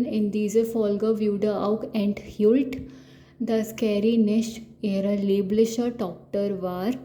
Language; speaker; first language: German; non-native, learner; Hindi